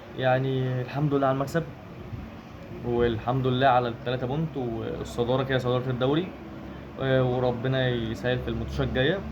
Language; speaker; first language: Arabic; native; Arabic